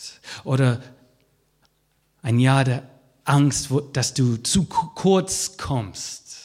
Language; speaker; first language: German; non-native, fluent; English